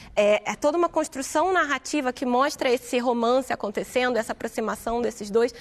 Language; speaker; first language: Portuguese; native; Portuguese